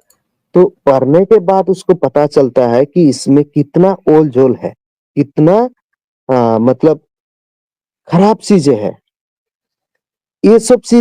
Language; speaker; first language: Hindi; non-native, local second language; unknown